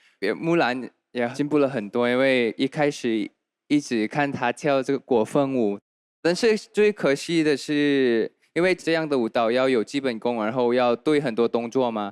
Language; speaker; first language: Chinese; non-native, fluent; Thai